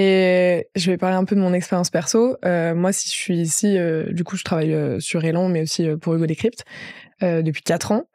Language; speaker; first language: French; native; French